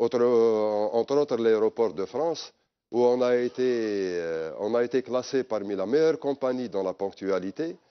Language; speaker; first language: French; non-native, local second language; Arabic